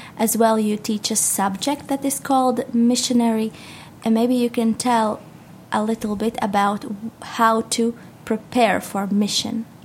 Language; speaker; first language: English; non-native, fluent; Latvian